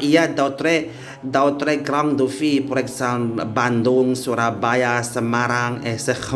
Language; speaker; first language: French; non-native, learner; Indonesian